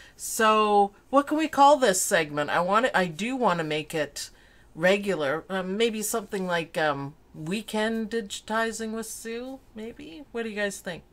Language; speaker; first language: English; native; English